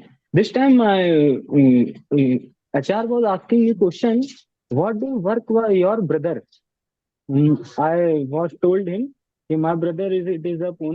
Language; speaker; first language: English; non-native, learner; Hindi